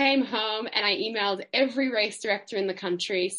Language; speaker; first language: English; native; English